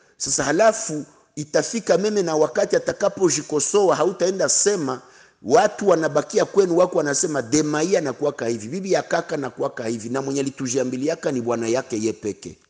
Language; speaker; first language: Swahili; non-native, local second language; Kinyarwanda